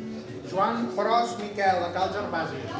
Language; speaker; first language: Catalan; native; Catalan